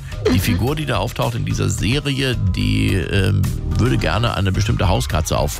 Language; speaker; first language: German; native; German